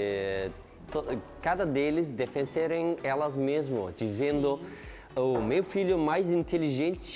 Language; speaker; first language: Portuguese; non-native, learner; Turkish